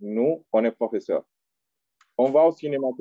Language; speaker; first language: French; non-native, fluent; Spanish